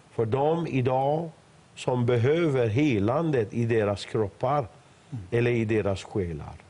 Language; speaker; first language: Swedish; non-native, fluent; Persian